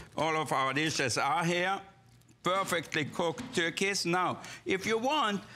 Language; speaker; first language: English; non-native, fluent; German